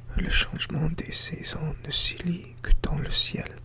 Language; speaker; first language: French; non-native, learner; English